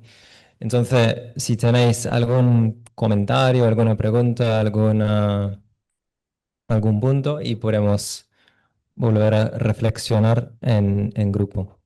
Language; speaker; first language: Spanish; non-native, fluent; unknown